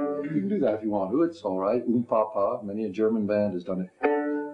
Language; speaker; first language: English; native; English